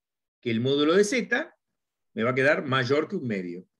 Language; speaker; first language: Spanish; native; Spanish